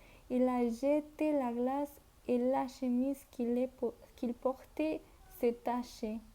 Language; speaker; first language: French; non-native, learner; Spanish